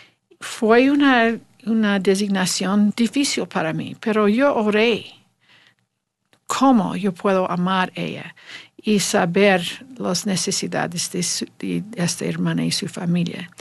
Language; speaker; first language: Spanish; non-native, learner; English